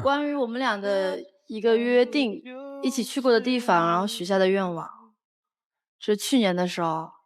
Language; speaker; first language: Chinese; native; Chinese